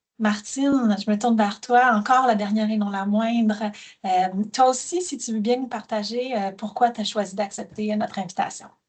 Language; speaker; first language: French; native; French